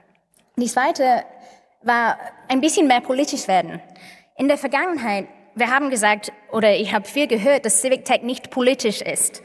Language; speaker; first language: German; non-native, fluent; English